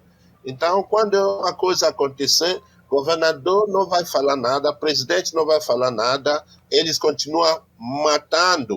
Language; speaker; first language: Portuguese; non-native, learner; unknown